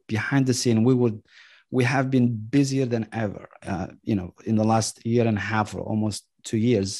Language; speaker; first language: English; non-native, fluent; Arabic